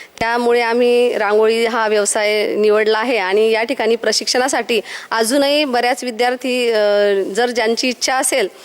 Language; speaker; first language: Marathi; native; Marathi